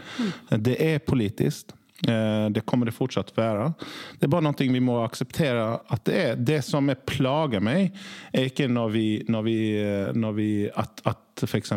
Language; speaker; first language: Norwegian; early bilingual, other home language; Swedish